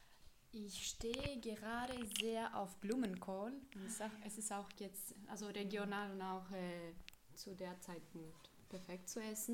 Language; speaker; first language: German; non-native, fluent; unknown